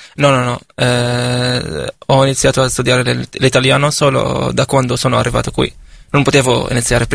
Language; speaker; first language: Italian; non-native, fluent; Arabic